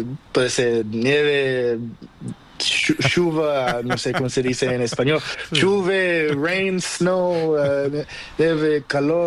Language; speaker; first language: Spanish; non-native, learner; Portuguese